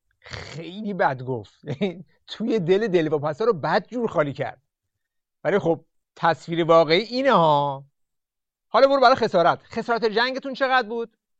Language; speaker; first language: Persian; native; Persian